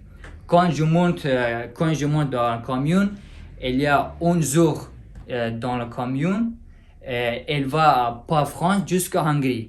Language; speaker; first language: French; non-native, learner; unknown